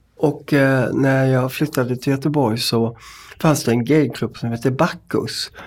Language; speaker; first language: Swedish; native; Swedish